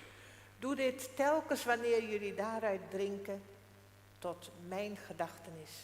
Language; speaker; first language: Dutch; non-native, local second language; Western Frisian